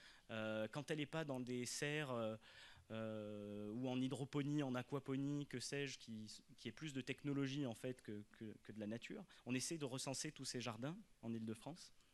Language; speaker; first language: French; native; French